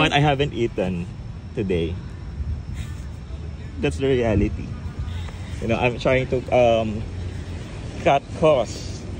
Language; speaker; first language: English; non-native, local second language; Filipino